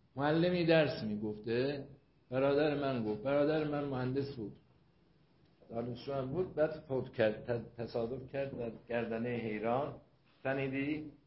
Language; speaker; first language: Persian; non-native, local second language; Azerbaijani